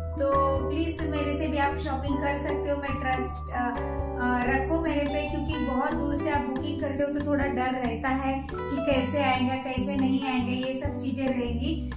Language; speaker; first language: Hindi; non-native, local second language; Marathi